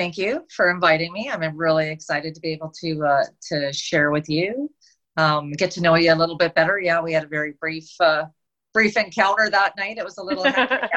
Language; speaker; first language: English; native; English